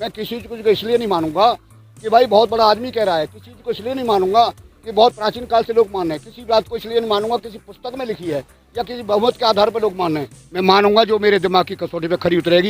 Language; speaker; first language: Hindi; native; Hindi